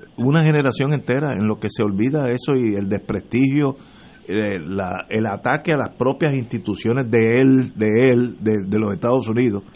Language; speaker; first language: Spanish; early bilingual, heritage; Spanish